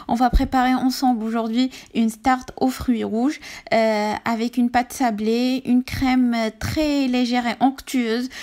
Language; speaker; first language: French; non-native, local second language; Arabic